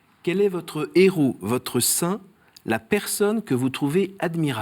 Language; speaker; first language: French; native; French